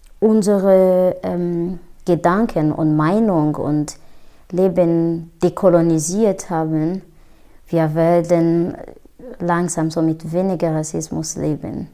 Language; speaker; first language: German; non-native, fluent; Kinyarwanda